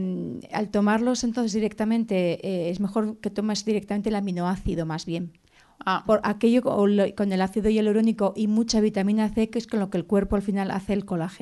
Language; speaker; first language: Spanish; native; Spanish